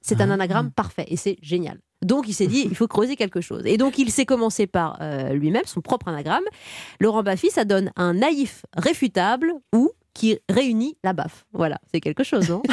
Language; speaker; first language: French; native; French